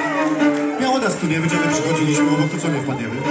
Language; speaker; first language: Polish; native; Polish